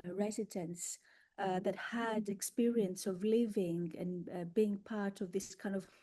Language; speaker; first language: English; non-native, fluent; Greek